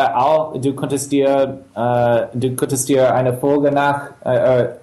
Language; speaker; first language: German; non-native, fluent; English